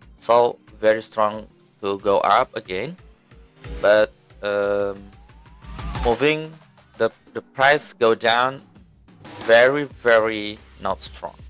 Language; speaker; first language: English; non-native, learner; Indonesian